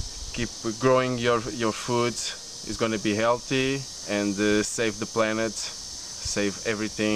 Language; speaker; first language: English; non-native, learner; Portuguese